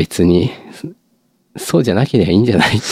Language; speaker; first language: Japanese; native; Japanese